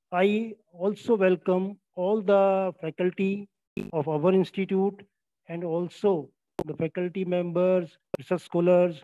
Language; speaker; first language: English; non-native, local second language; Hindi